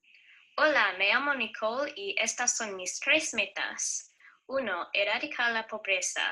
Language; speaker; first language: Spanish; non-native, learner; English